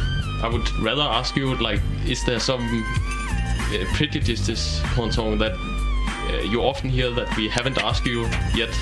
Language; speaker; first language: English; non-native, fluent; Danish